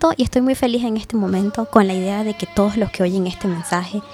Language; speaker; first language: Spanish; non-native, local second language; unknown